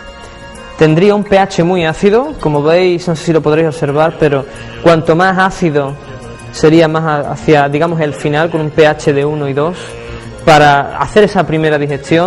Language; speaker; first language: Spanish; native; Spanish